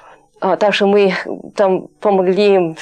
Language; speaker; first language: Russian; non-native, fluent; English